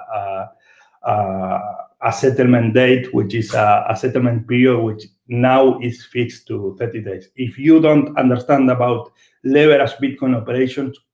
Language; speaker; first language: English; non-native, fluent; Spanish